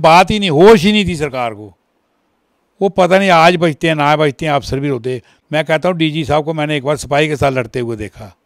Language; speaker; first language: Hindi; non-native, local second language; Kashmiri